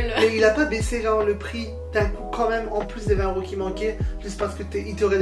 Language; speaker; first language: French; native; French